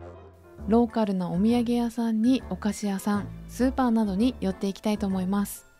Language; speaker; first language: Japanese; native; Japanese